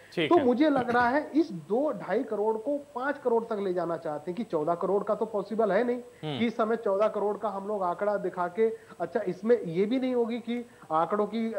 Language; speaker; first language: Hindi; native; Hindi